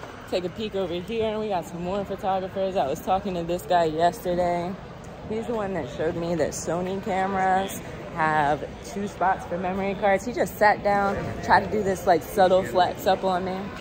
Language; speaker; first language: English; native; English